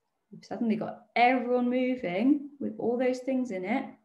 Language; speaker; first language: English; native; English